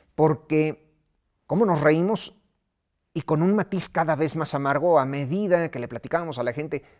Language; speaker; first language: Spanish; native; Spanish